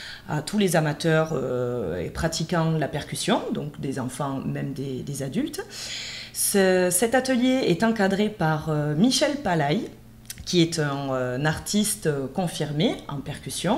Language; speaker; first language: French; native; French